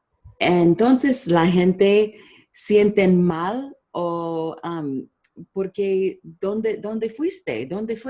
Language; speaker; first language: Spanish; non-native, learner; English